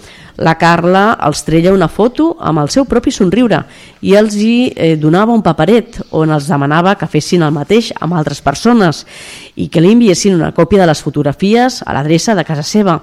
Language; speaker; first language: Catalan; native; Catalan